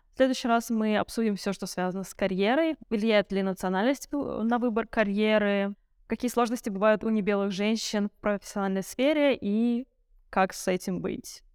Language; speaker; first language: Russian; early bilingual, other home language; Arabic